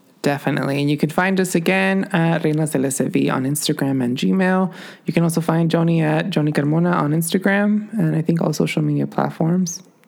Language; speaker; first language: English; early bilingual, other home language; Spanish